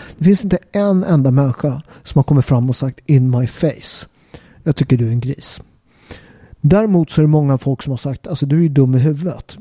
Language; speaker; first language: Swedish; early bilingual, other home language; Italian